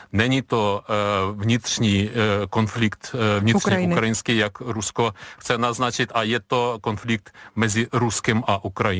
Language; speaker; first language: Czech; non-native, fluent; Ukrainian